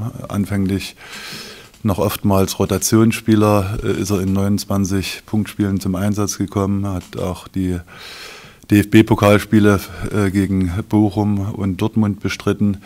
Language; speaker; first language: German; native; German